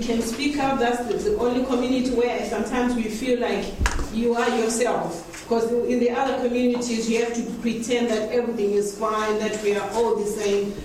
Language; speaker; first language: English; non-native, local second language; Shona